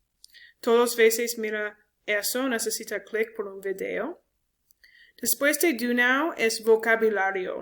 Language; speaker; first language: Spanish; non-native, learner; English